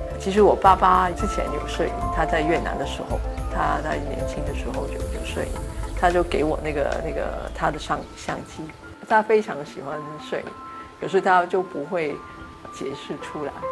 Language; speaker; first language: Chinese; early bilingual, heritage; Chinese